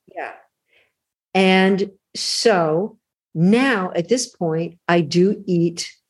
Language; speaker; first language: English; native; English